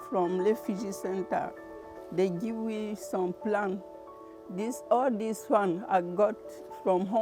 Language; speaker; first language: English; non-native, learner; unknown